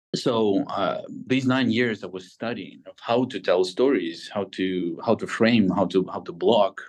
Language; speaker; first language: English; non-native, fluent; Ukrainian